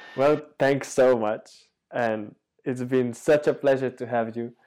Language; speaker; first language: English; non-native, fluent; Bulgarian